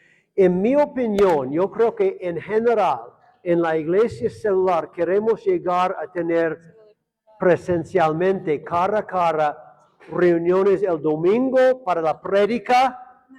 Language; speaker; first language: Spanish; non-native, fluent; English